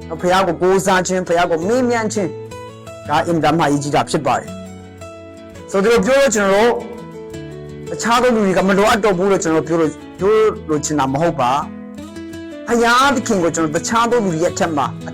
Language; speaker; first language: Burmese; non-native, local second language; Tedim Chin